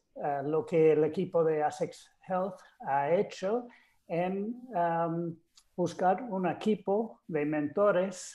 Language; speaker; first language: Spanish; non-native, fluent; English